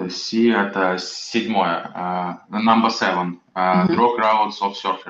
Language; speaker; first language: English; non-native, learner; Russian